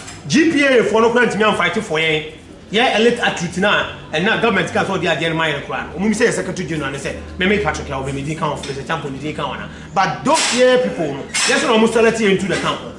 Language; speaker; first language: English; non-native, local second language; Akan